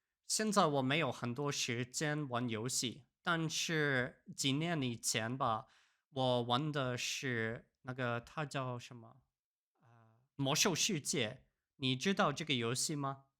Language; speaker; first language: Chinese; non-native, learner; English